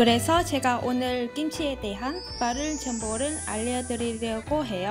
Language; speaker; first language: Korean; non-native, fluent; Vietnamese